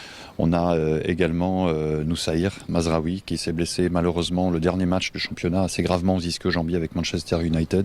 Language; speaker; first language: French; native; French